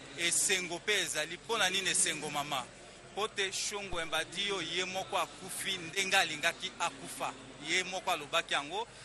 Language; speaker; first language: Lingala; non-native, local second language; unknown